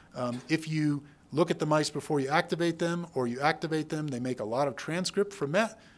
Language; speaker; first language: English; native; English